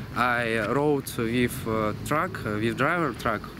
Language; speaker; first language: English; non-native, learner; Russian